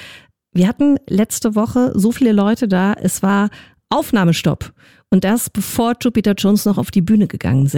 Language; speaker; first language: German; native; German